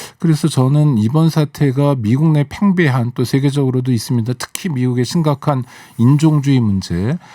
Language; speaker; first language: Korean; native; Korean